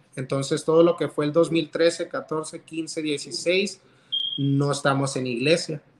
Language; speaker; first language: Spanish; early bilingual, heritage; Spanish